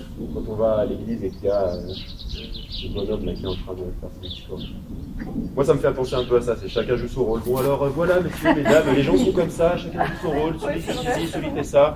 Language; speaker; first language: French; native; French